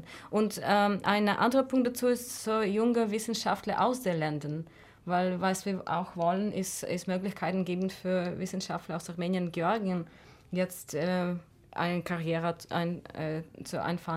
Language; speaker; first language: German; non-native, fluent; Russian